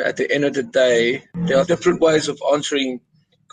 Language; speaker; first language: English; non-native, local second language; Afrikaans